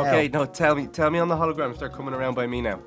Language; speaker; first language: English; native; English